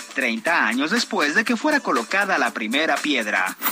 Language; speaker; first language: Spanish; native; Spanish